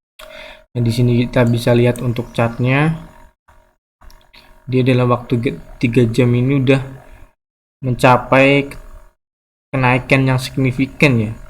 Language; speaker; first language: Indonesian; native; Indonesian